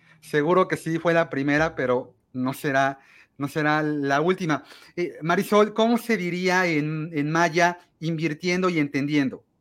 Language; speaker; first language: Spanish; native; Spanish